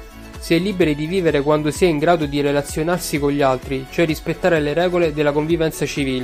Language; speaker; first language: Italian; native; Italian